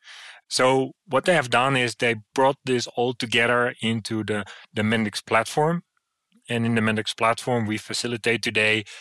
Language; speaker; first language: English; non-native, fluent; Dutch